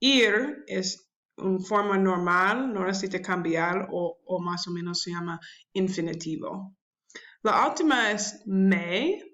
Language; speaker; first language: Spanish; non-native, learner; English